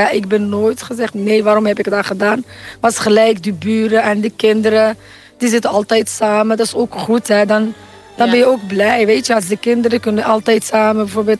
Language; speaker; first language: Dutch; non-native, learner; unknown